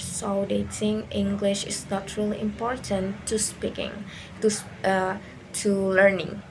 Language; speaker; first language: English; non-native, learner; Indonesian